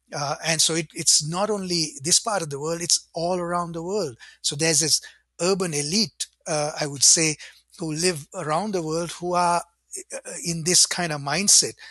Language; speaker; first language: English; non-native, local second language; Sinhala